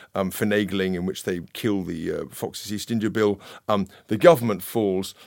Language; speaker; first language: English; native; English